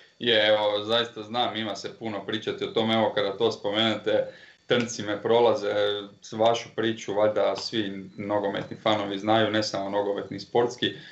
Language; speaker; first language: Croatian; native; Croatian